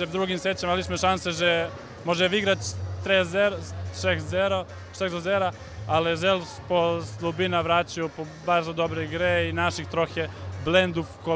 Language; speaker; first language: Polish; non-native, learner; Serbian